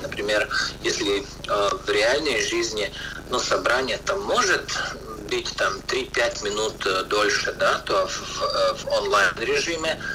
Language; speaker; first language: Russian; non-native, local second language; Latvian